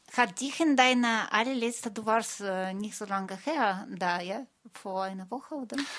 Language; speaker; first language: German; non-native, fluent; Russian